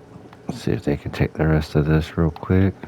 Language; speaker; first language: English; native; English